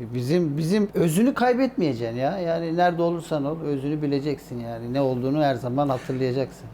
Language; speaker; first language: Turkish; early bilingual, heritage; Turkish